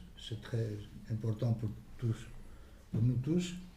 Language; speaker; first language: French; non-native, fluent; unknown